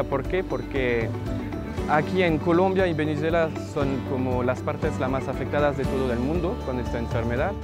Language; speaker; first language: Spanish; non-native, fluent; French